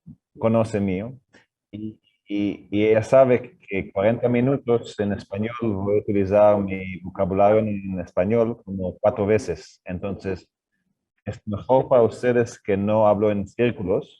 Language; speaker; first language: Spanish; non-native, learner; Hebrew